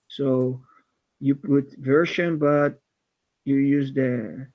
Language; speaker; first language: English; non-native, fluent; Portuguese